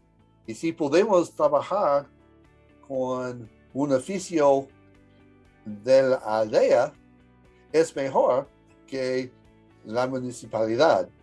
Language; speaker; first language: Spanish; early bilingual, heritage; English